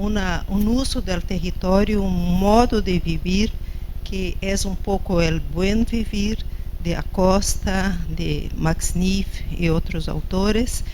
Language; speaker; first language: Spanish; non-native, fluent; Portuguese